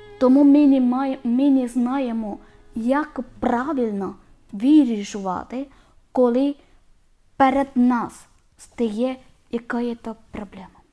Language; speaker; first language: Ukrainian; non-native, learner; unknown